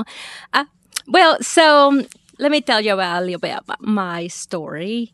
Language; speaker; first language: English; non-native, fluent; Spanish